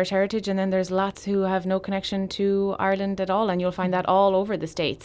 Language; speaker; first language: English; native; English